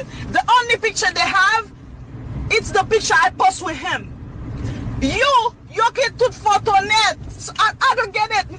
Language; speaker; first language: English; non-native, fluent; Haitian Creole